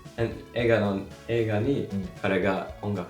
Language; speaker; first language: Japanese; non-native, learner; English